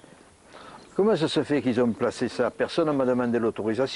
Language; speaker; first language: French; native; French